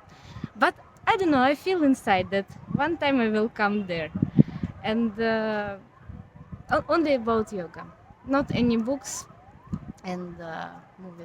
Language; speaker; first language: English; non-native, learner; Ukrainian